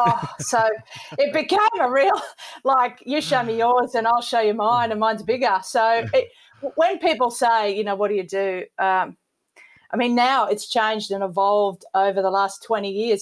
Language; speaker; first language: English; native; English